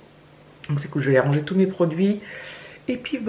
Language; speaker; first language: French; native; French